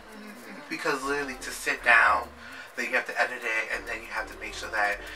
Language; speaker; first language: English; native; English